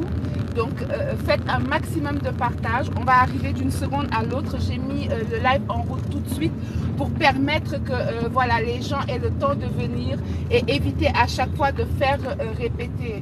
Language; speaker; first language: French; native; French